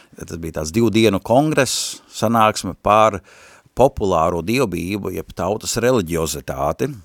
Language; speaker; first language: Latvian; native; Latvian